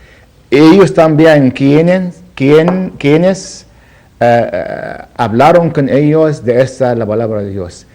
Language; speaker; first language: Spanish; non-native, learner; Arabic